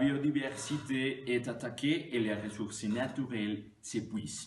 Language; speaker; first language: French; non-native, learner; Spanish